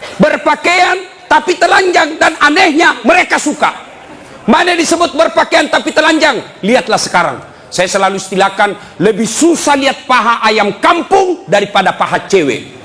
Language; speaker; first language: Indonesian; native; Indonesian